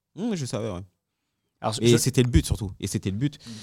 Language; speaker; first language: French; native; French